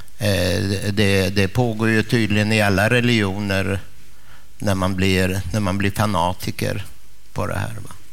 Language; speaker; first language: Swedish; early bilingual, other home language; Polish